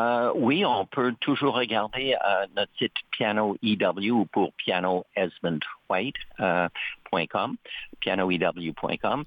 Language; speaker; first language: French; native; French